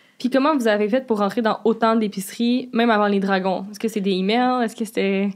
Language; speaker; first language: French; native; French